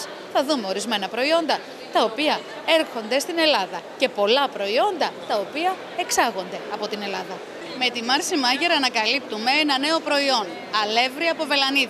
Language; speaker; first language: Greek; native; Greek